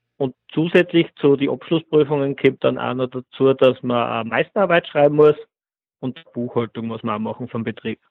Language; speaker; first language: German; native; German